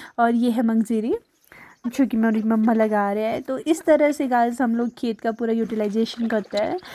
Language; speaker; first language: Hindi; non-native, local second language; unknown